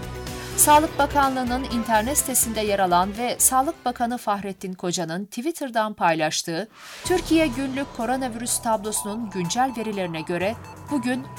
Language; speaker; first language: Turkish; native; Turkish